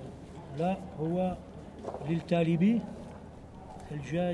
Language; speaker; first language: Arabic; non-native, learner; French